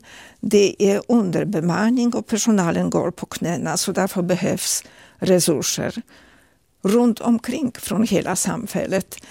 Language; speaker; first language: Swedish; non-native, fluent; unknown